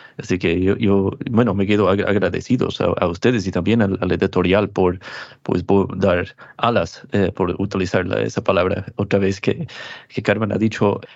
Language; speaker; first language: Spanish; non-native, fluent; English